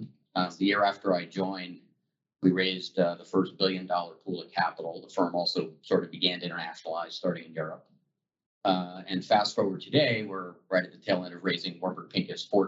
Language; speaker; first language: English; native; English